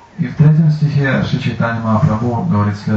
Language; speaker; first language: Russian; native; Russian